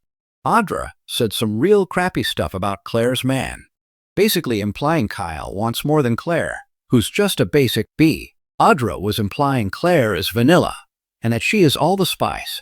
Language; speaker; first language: English; native; English